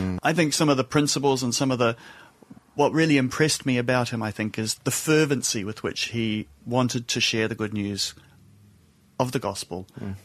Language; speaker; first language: English; native; English